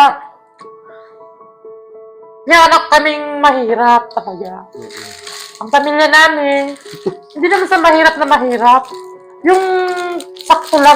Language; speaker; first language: Filipino; non-native, local second language; Iloko